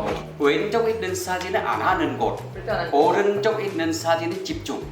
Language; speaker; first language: Korean; non-native, learner; Vietnamese